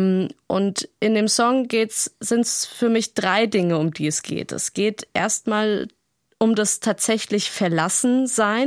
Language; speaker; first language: German; native; German